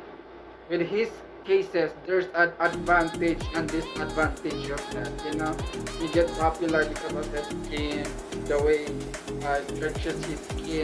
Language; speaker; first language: English; non-native, local second language; Filipino